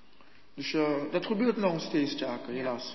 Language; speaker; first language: Dutch; non-native, learner; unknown